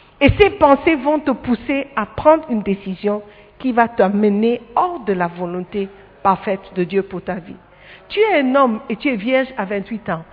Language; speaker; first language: French; non-native, fluent; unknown